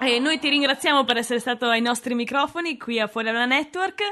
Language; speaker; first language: Italian; native; Italian